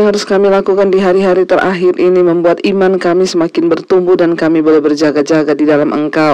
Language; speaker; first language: Indonesian; native; Indonesian